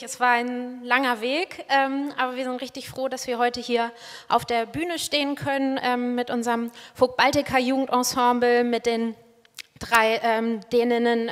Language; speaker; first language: German; native; German